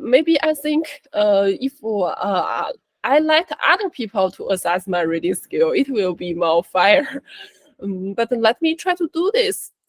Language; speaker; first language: English; non-native, learner; Chinese